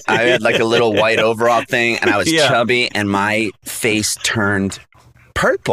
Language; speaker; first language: English; native; English